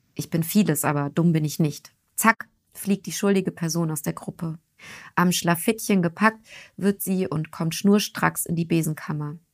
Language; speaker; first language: German; early bilingual, other home language; Turkish